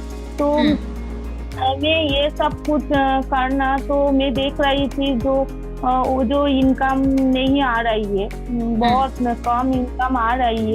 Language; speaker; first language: Hindi; non-native, local second language; Bangla